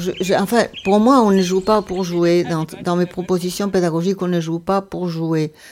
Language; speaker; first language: French; non-native, fluent; Spanish